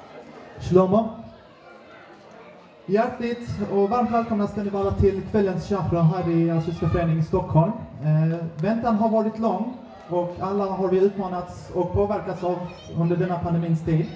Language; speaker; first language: Swedish; early bilingual, other home language; Assyrian Neo-Aramaic